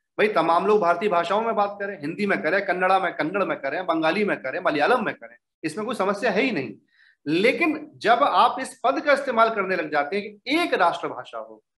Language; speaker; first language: Hindi; native; Hindi